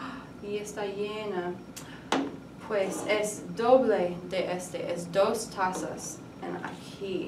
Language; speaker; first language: Spanish; non-native, learner; English